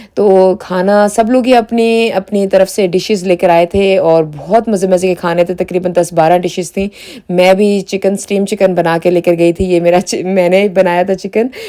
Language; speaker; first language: Urdu; native; Urdu